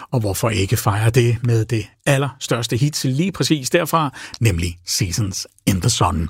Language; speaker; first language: Danish; native; Danish